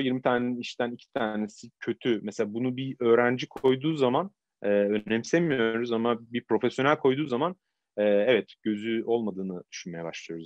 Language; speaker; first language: Turkish; native; Turkish